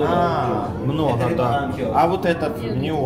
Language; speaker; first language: Russian; native; Russian